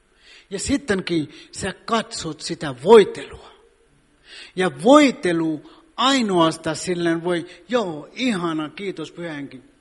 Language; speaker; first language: Finnish; non-native, fluent; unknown